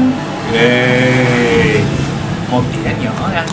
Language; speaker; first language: Vietnamese; non-native, learner; Japanese